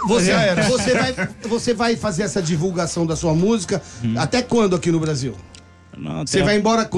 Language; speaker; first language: Portuguese; native; Portuguese